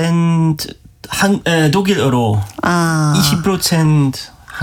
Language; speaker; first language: Korean; non-native, learner; German